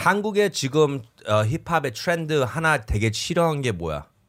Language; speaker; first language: Korean; early bilingual, heritage; Korean